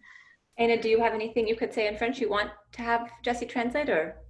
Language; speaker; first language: English; native; English